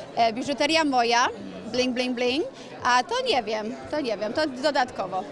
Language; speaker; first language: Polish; early bilingual, heritage; Polish